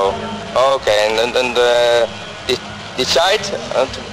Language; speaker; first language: German; non-native, learner; Dutch